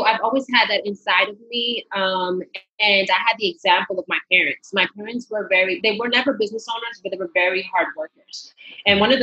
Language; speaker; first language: English; early bilingual, other home language; Spanish